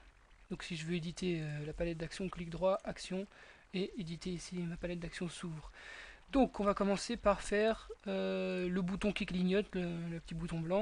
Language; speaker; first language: French; native; French